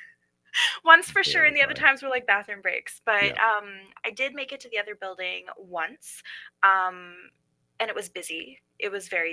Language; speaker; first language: English; native; English